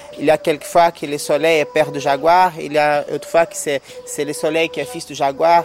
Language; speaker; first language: French; non-native, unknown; Portuguese